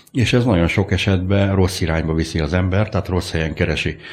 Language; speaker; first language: Hungarian; native; Hungarian